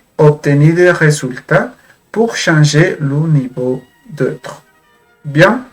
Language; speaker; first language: French; non-native, fluent; Spanish